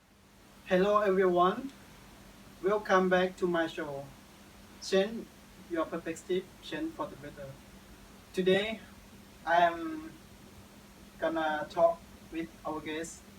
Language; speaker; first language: English; non-native, learner; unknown